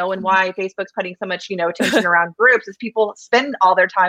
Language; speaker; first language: English; native; English